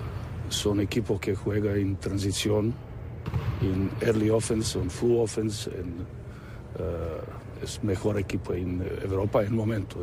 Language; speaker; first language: Spanish; non-native, fluent; Serbian